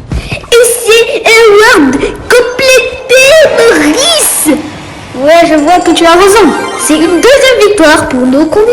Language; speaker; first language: French; native; French